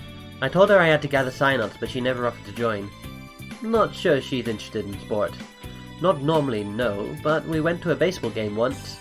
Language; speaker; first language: English; native; English